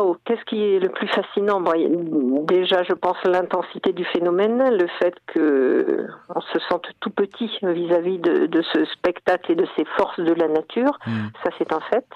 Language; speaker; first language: French; native; French